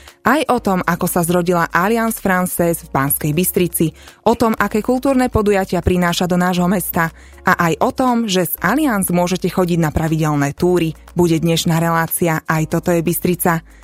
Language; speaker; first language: Slovak; native; Slovak